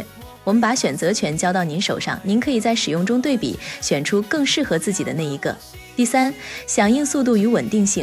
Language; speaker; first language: Chinese; native; Chinese